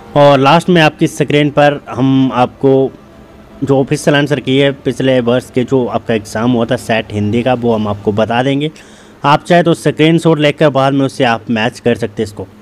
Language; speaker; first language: Hindi; native; Hindi